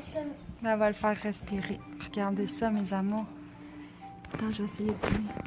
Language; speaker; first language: French; native; French